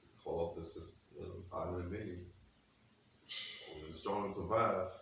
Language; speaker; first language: English; native; English